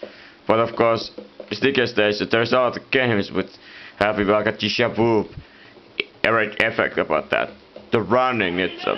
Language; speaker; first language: English; non-native, fluent; Italian